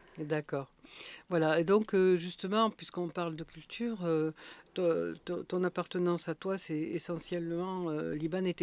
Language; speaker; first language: French; native; French